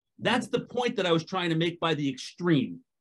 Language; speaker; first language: English; native; English